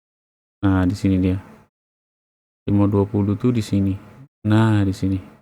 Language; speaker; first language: Indonesian; native; Indonesian